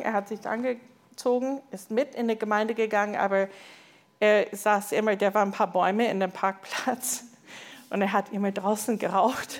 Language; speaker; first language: German; non-native, fluent; English